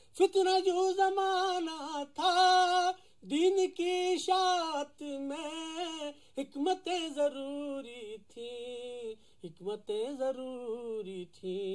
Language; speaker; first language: Hindi; non-native, local second language; Urdu